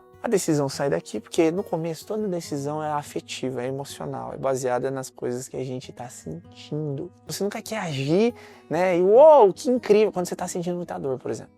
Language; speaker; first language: Portuguese; native; Portuguese